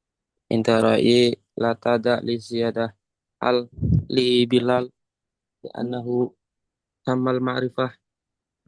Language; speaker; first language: Arabic; non-native, learner; Indonesian